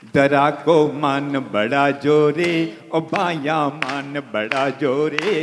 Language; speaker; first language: Hindi; native; Hindi